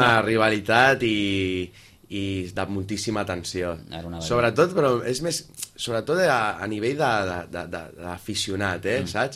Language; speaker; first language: Catalan; native; Catalan